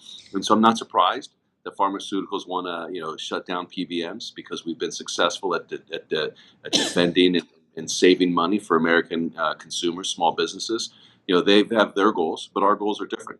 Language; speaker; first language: English; native; English